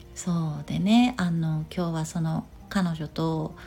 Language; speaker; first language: Japanese; native; Japanese